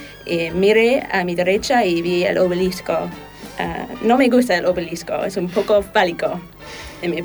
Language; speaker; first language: Spanish; non-native, fluent; English